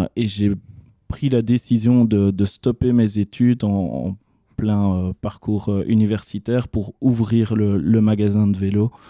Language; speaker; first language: French; native; French